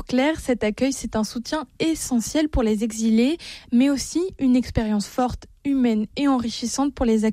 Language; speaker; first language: French; native; French